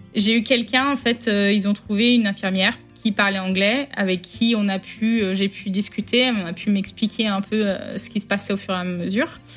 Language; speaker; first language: French; native; French